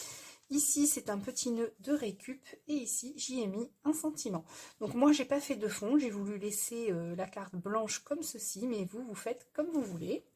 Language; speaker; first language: French; native; French